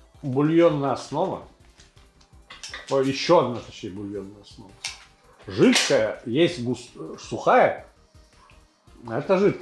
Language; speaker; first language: Russian; native; Russian